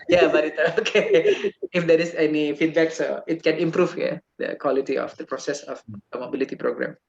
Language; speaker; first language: English; non-native, fluent; Indonesian